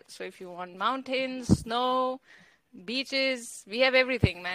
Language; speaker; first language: English; non-native, local second language; Hindi